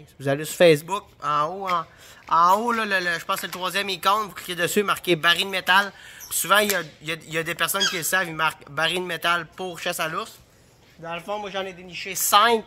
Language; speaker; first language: French; native; French